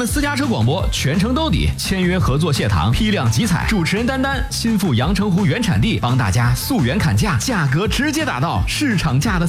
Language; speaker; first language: Chinese; native; Chinese